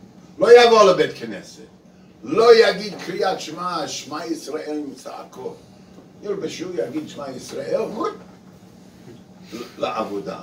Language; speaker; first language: Hebrew; non-native, fluent; English